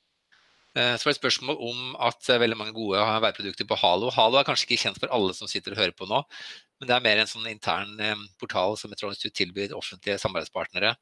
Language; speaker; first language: Norwegian; native; Norwegian